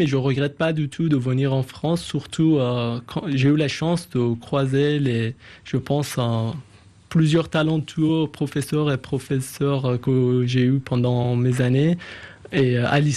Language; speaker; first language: French; non-native, fluent; Persian